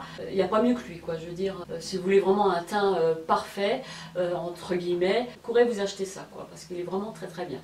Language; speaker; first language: French; native; French